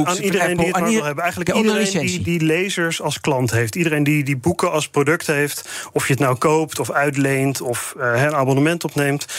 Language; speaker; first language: Dutch; native; Dutch